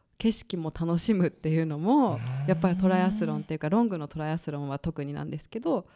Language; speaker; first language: Japanese; native; Japanese